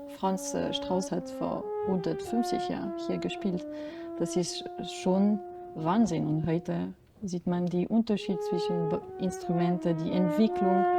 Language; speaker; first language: German; non-native, fluent; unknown